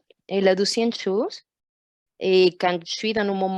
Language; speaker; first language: French; non-native, fluent; Portuguese